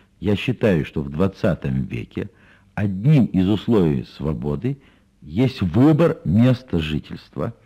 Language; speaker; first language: Russian; native; Russian